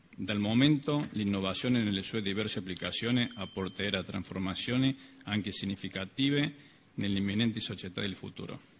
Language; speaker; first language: Italian; early bilingual, heritage; Italian